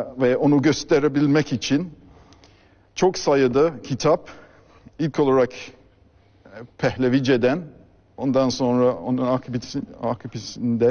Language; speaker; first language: Turkish; non-native, fluent; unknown